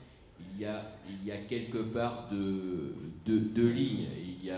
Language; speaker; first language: French; native; French